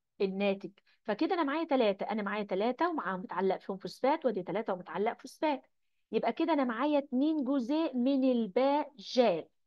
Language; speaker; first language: Arabic; native; Arabic